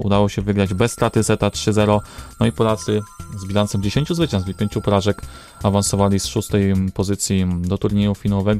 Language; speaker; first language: Polish; native; Polish